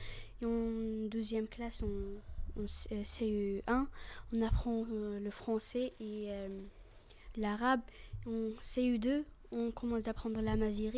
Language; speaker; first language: French; early bilingual, other home language; Arabic